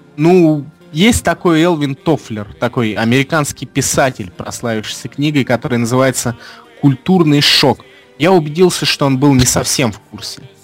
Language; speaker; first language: Russian; non-native, fluent; English